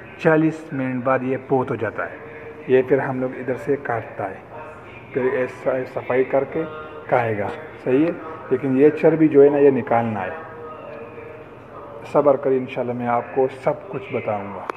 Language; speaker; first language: Hindi; non-native, local second language; Pashto